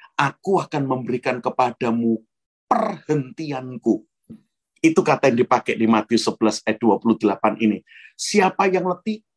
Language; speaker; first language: Indonesian; native; Indonesian